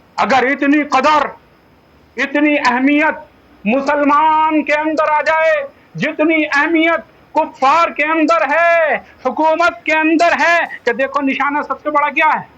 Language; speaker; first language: Urdu; native; Urdu